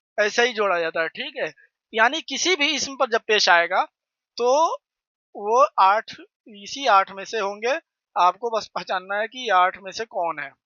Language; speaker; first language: Urdu; native; Urdu